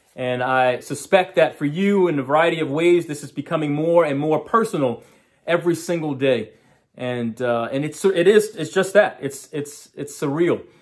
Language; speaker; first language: English; native; English